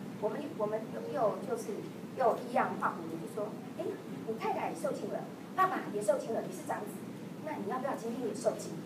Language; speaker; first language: Chinese; native; Chinese